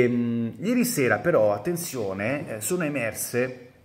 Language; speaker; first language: Italian; native; Italian